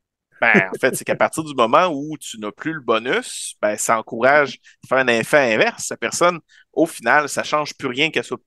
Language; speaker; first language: French; native; French